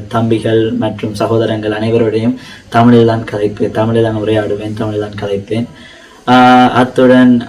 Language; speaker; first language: Tamil; early bilingual, heritage; Tamil